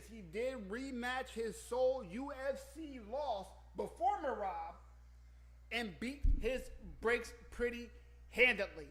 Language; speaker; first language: English; native; English